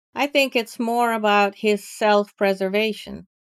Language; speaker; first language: English; non-native, fluent; Ukrainian